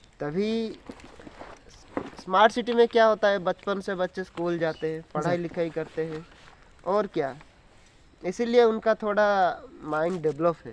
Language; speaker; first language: Hindi; non-native, local second language; Odia